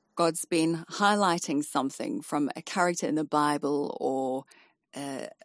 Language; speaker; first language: English; native; English